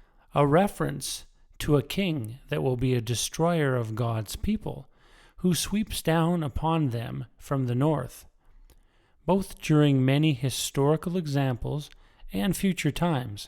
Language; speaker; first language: English; native; English